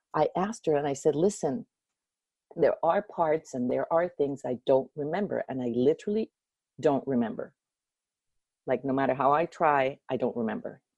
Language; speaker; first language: English; early bilingual, other home language; Spanish